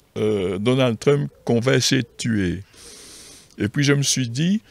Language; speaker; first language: French; native; French